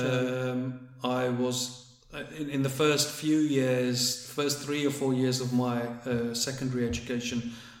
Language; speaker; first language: English; native; English